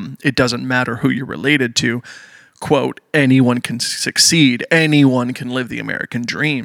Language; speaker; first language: English; native; English